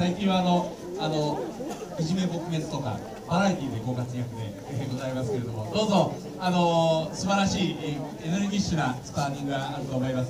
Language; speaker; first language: Japanese; native; Japanese